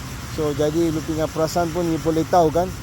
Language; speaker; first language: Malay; non-native, local second language; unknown